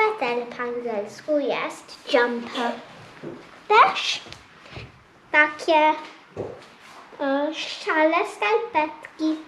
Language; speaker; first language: Polish; early bilingual, heritage; Polish